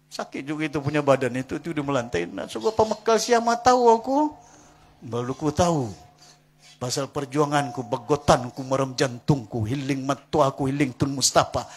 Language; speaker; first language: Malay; non-native, local second language; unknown